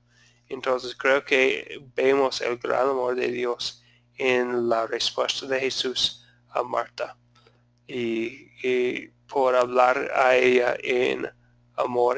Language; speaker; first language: Spanish; non-native, fluent; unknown